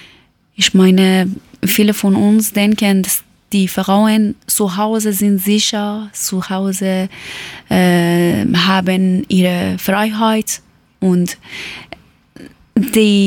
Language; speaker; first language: German; non-native, learner; Persian